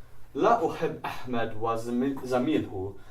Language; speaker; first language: Arabic; non-native, fluent; English